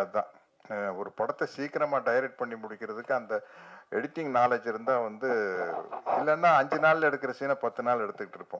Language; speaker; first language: Tamil; native; Tamil